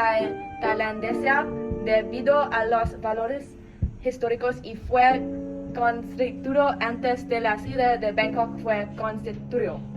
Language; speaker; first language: Spanish; non-native, learner; Thai